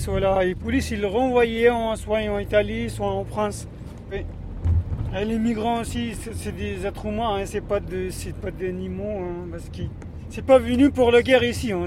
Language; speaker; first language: French; non-native, learner; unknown